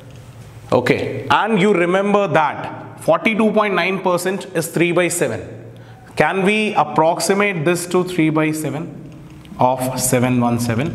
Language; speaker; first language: English; non-native, local second language; Hindi